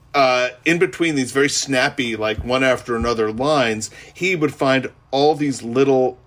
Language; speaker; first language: English; native; English